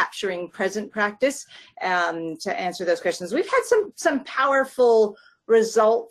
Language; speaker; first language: English; native; English